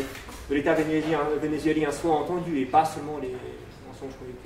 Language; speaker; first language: French; native; French